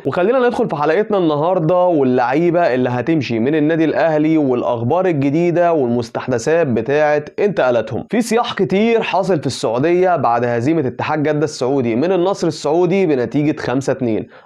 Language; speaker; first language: Arabic; native; Arabic